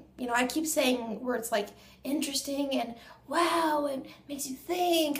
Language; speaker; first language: English; native; English